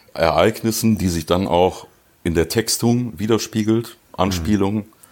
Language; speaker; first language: German; native; German